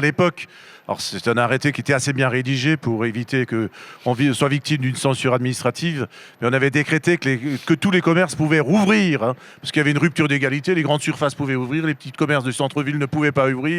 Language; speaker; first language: French; native; French